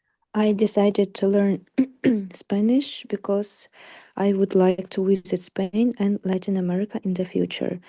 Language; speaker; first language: English; non-native, learner; Russian